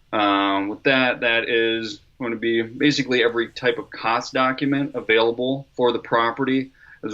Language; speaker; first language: English; native; English